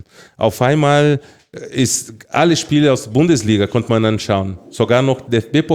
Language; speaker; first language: German; non-native, fluent; Portuguese